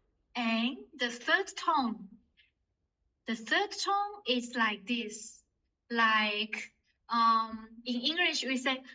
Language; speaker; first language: English; non-native, fluent; Chinese